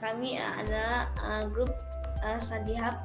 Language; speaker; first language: Indonesian; non-native, learner; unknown